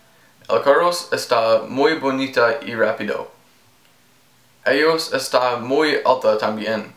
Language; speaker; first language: Spanish; non-native, learner; English